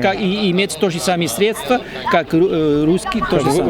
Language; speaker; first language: Russian; non-native, fluent; Spanish